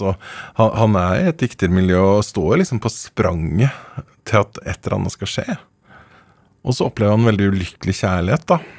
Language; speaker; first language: Norwegian; native; Norwegian